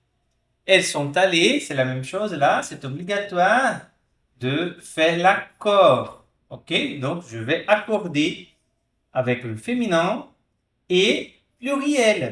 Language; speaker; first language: French; non-native, fluent; Portuguese